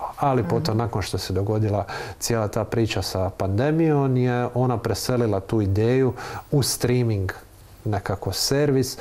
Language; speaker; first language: Croatian; native; Croatian